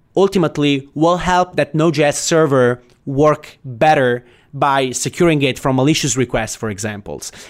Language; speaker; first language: English; non-native, fluent; Italian